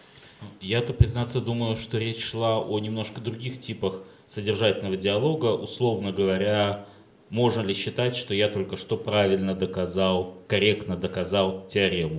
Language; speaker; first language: Russian; native; Russian